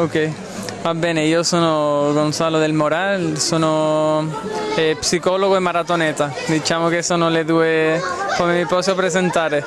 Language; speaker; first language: Italian; non-native, fluent; Spanish